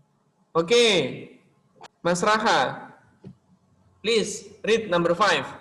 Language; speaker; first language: English; non-native, local second language; Indonesian